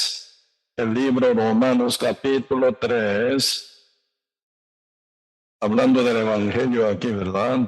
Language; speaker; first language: Spanish; non-native, learner; Korean